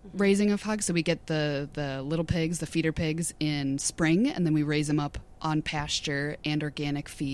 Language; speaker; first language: English; native; English